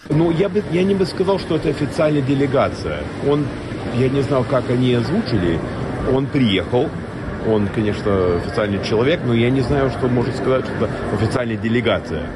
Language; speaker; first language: Russian; non-native, learner; English